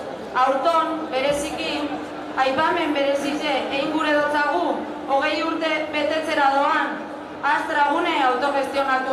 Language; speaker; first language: Basque; native; Basque